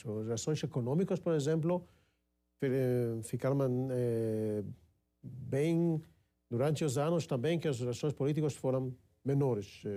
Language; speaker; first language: Portuguese; non-native, fluent; Hebrew